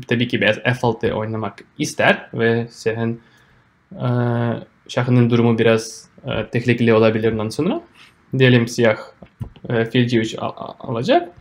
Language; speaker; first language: Turkish; non-native, fluent; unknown